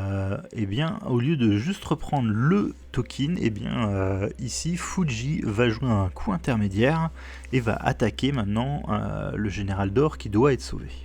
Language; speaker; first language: French; native; French